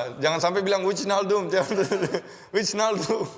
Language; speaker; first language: Indonesian; native; Indonesian